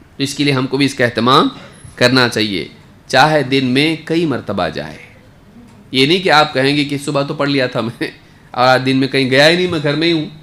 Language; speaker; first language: Urdu; native; Urdu